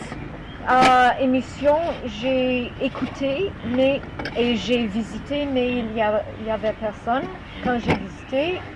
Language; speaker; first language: French; non-native, learner; English